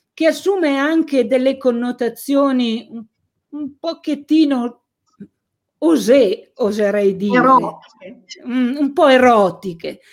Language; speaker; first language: Italian; native; Italian